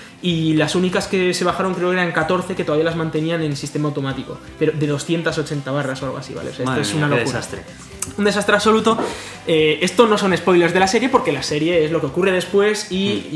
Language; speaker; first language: Spanish; native; Spanish